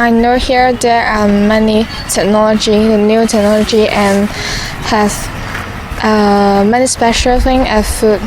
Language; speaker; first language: English; non-native, learner; Cantonese